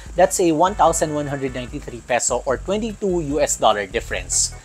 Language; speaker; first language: English; non-native, local second language; Filipino